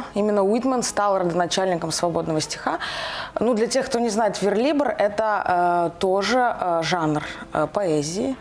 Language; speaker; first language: Russian; native; Russian